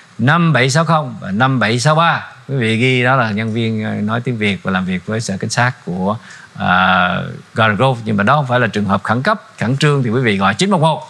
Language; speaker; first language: Vietnamese; native; Vietnamese